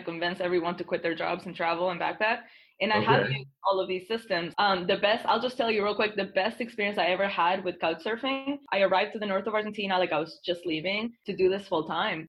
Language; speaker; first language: English; non-native, fluent; Spanish